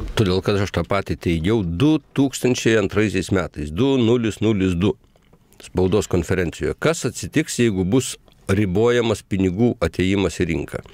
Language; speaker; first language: Lithuanian; native; Lithuanian